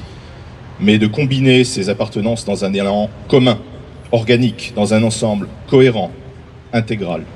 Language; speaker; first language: French; native; French